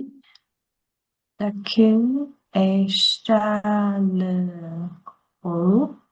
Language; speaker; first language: French; non-native, learner; Chinese